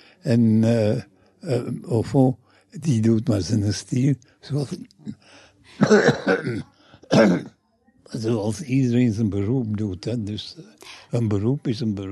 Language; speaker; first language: Dutch; non-native, fluent; English